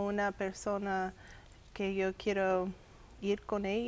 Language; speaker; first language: Spanish; early bilingual, heritage; English